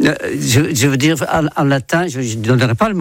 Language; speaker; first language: French; non-native, fluent; Dutch